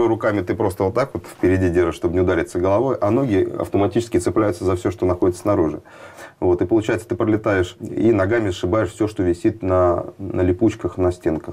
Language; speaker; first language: Russian; native; Russian